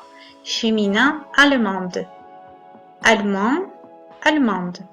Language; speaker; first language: French; non-native, fluent; Spanish